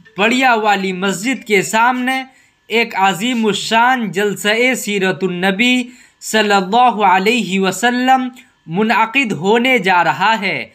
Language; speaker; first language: Urdu; native; Urdu